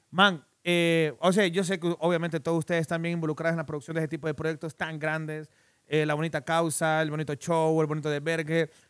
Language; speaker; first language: Spanish; native; Spanish